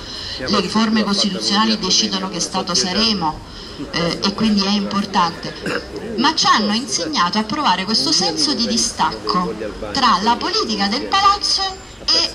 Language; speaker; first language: Italian; native; Italian